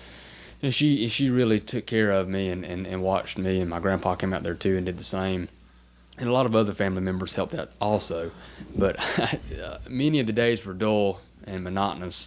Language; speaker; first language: English; native; English